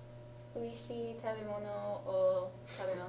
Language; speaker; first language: Japanese; non-native, learner; English